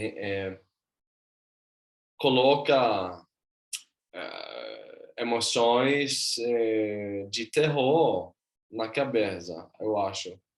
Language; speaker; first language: Portuguese; non-native, learner; Swedish